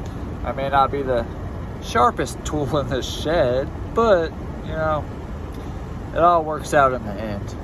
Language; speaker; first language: English; native; English